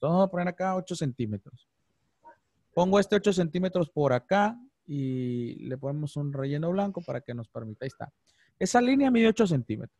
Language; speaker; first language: Spanish; native; Spanish